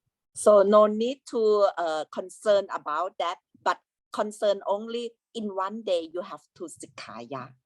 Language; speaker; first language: English; non-native, learner; Thai